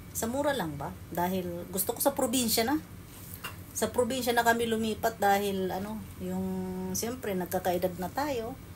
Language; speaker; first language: Filipino; native; Filipino